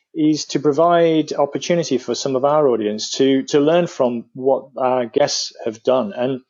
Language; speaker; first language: English; native; English